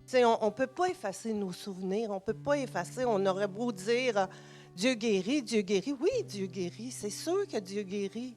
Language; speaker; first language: French; native; French